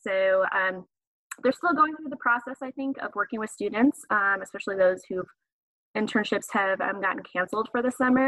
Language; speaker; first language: English; native; English